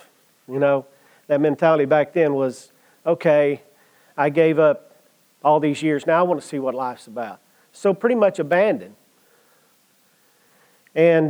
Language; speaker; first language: English; native; English